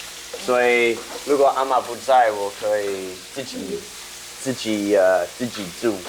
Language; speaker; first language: Chinese; non-native, learner; English